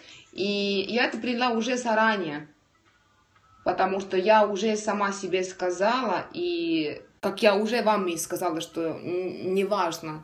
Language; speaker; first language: Russian; non-native, learner; Estonian